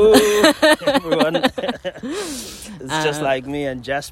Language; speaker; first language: English; non-native, local second language; Shona